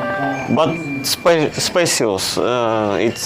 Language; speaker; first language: English; non-native, learner; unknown